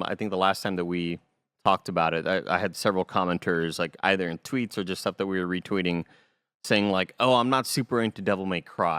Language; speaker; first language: English; native; English